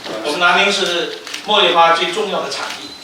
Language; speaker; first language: Chinese; native; Chinese